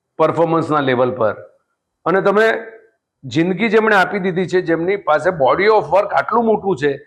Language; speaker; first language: Gujarati; native; Gujarati